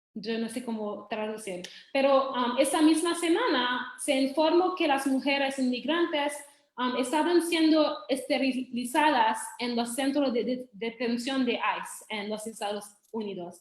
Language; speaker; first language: Spanish; non-native, fluent; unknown